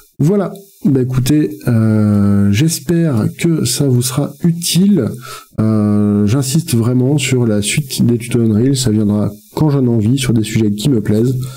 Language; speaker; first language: French; native; French